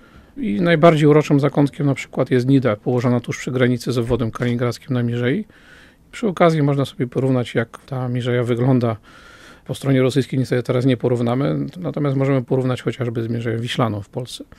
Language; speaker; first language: Polish; native; Polish